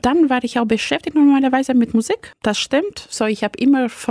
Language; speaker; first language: German; non-native, fluent; Albanian